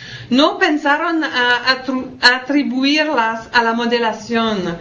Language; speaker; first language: Spanish; non-native, fluent; French